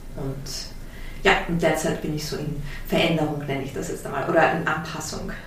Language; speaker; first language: German; early bilingual, heritage; German